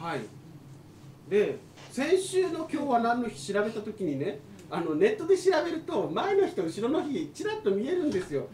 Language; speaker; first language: Japanese; native; Japanese